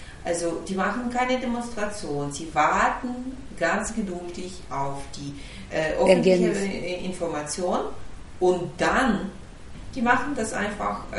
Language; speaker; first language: German; non-native, fluent; Ukrainian